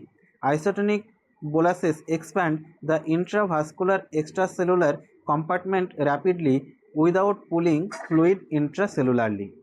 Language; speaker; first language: English; non-native, local second language; Bangla